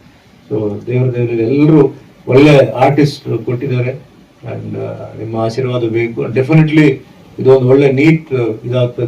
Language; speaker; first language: Kannada; non-native, fluent; Tulu